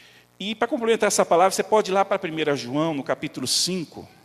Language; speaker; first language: Portuguese; native; Portuguese